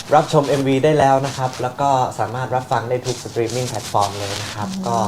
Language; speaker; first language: Thai; native; Thai